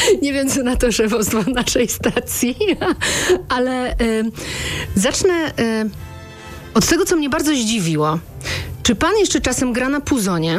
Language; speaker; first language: Polish; native; Polish